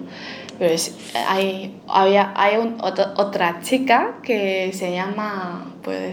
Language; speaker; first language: Spanish; non-native, fluent; Chinese